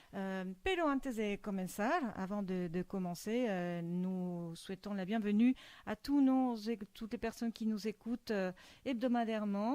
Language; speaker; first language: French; non-native, fluent; Spanish